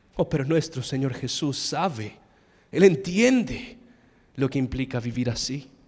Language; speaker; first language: Spanish; non-native, fluent; English